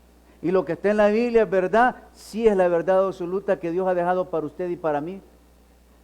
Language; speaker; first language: Spanish; native; Spanish